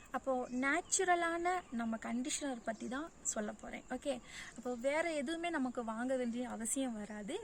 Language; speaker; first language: Tamil; non-native, local second language; Malayalam